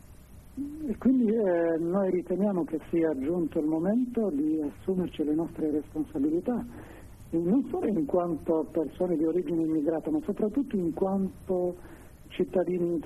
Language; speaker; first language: Italian; non-native, fluent; Arabic